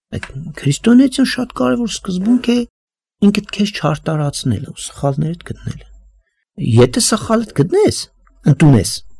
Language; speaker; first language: Armenian; native; Armenian